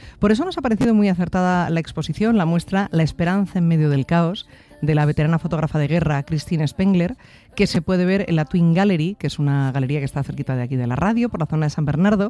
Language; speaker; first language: Spanish; native; Spanish